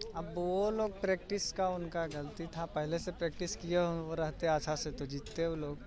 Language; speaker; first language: Hindi; native; Hindi